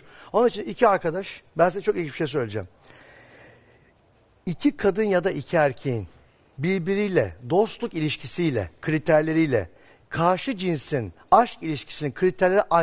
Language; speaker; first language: Turkish; native; Turkish